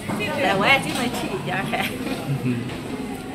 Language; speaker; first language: Chinese; native; Chinese